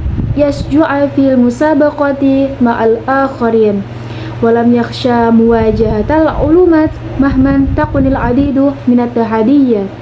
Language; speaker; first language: Arabic; non-native, learner; Indonesian